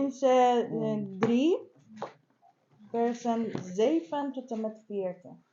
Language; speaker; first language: Dutch; non-native, learner; Persian